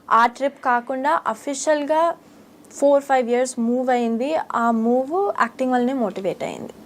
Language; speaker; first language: Telugu; early bilingual, heritage; Telugu